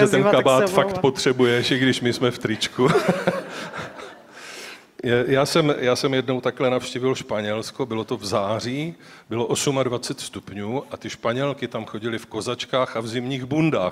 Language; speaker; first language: Czech; native; Czech